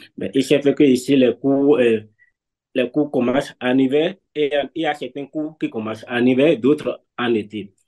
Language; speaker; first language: French; non-native, local second language; Fon